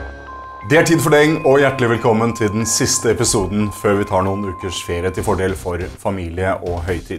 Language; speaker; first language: Norwegian; native; Norwegian